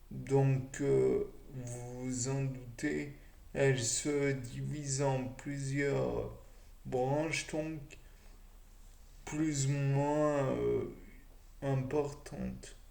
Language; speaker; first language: French; native; French